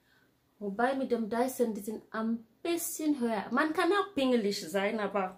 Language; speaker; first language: German; non-native, fluent; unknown